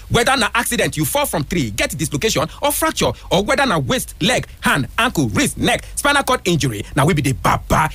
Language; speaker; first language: Nigerian Pidgin; native; Nigerian Pidgin